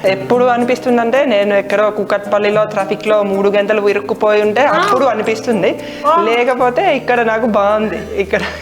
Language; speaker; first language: Telugu; non-native, fluent; Finnish